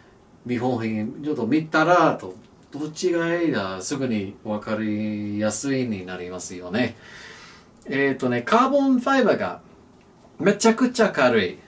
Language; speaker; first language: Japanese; non-native, learner; English